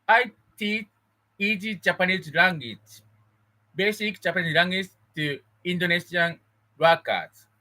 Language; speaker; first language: English; non-native, learner; Japanese